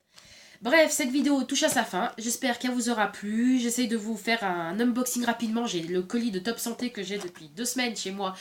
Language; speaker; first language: French; native; French